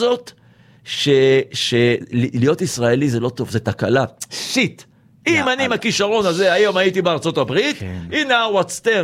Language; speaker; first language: Hebrew; native; Hebrew